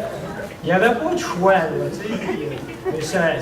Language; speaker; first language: French; native; French